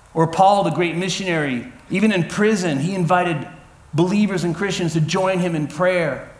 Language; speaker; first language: English; native; English